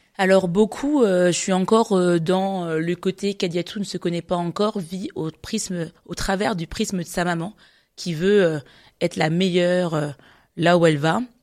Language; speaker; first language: French; native; French